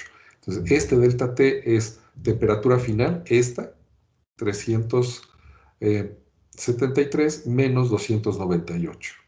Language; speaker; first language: Spanish; native; Spanish